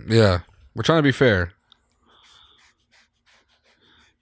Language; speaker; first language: English; native; English